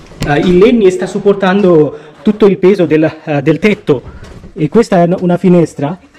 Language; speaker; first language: Italian; non-native, fluent; Bangla